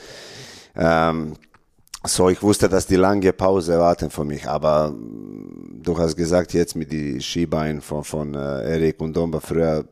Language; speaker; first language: German; non-native, learner; Serbian